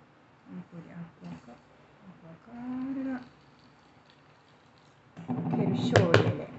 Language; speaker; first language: Italian; non-native, learner; Japanese